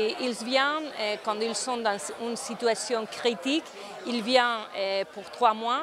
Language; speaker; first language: French; non-native, fluent; Spanish